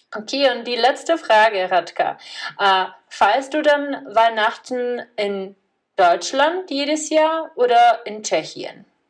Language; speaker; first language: German; non-native, fluent; Czech